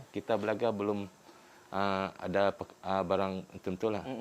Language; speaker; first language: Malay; non-native, local second language; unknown